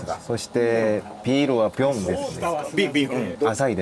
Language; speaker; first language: Japanese; non-native, learner; Korean